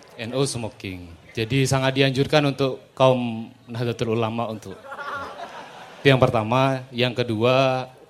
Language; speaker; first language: Indonesian; non-native, local second language; Madurese